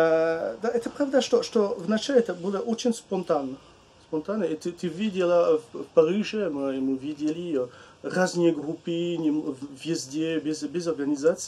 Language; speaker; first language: Russian; non-native, learner; French